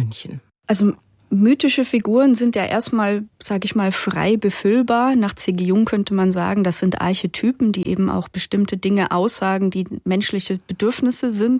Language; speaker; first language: German; native; German